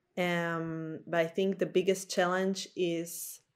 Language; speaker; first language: English; non-native, fluent; Slovak